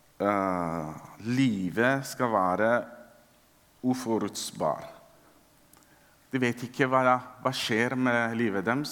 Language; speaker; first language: Norwegian; non-native, fluent; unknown